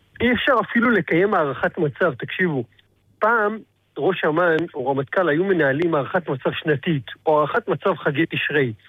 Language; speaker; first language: Hebrew; native; Hebrew